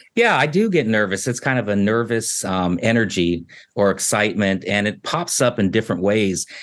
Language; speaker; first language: English; native; English